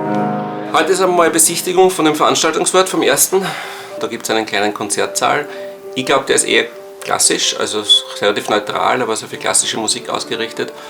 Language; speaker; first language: German; native; German